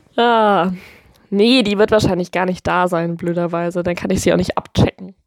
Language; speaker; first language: German; native; German